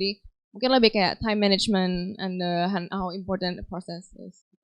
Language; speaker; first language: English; non-native, fluent; Indonesian